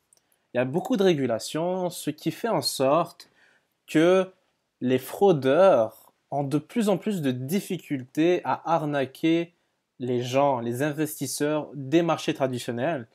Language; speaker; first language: French; native; French